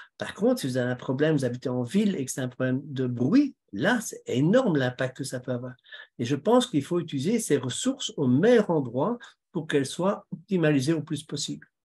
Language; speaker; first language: French; native; French